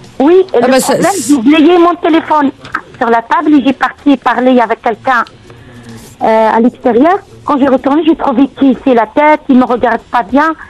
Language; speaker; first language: French; non-native, learner; Arabic